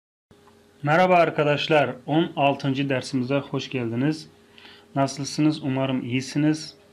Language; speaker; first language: Turkish; non-native, fluent; Tajik